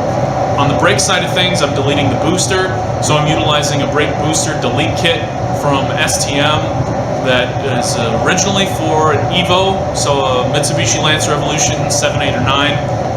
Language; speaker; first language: English; native; English